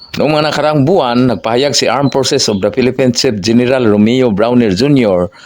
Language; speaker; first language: Filipino; non-native, local second language; Cebuano